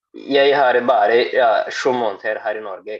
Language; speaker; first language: Norwegian; non-native, learner; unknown